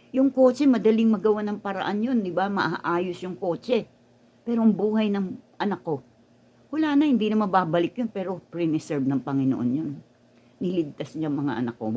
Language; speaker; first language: Filipino; native; Filipino